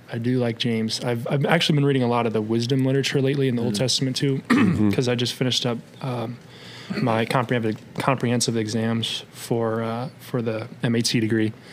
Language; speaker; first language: English; native; English